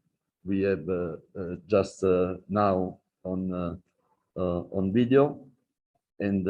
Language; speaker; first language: English; non-native, learner; Italian